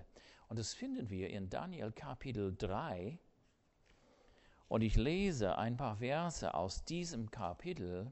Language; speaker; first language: German; non-native, fluent; English